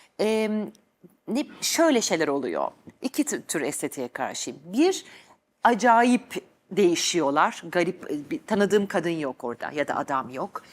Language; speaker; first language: Turkish; native; Turkish